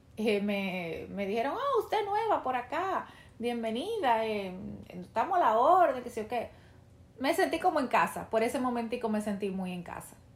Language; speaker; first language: Spanish; native; Spanish